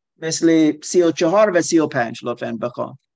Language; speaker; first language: Persian; non-native, learner; German